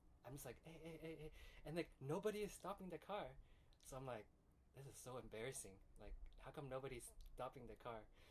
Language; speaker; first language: English; early bilingual, other home language; Chinese